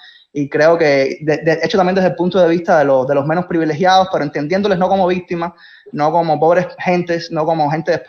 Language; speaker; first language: Spanish; native; Spanish